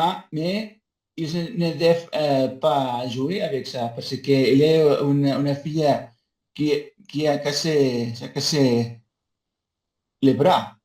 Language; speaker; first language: French; non-native, learner; Spanish